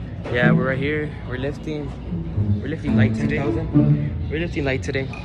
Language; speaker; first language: English; early bilingual, other home language; Spanish